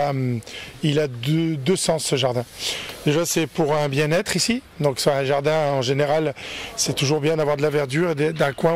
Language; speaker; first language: French; native; French